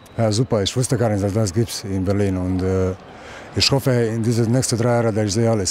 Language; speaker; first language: German; non-native, learner; Croatian